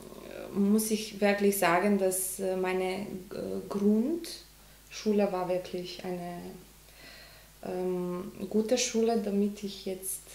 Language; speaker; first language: German; non-native, learner; Macedonian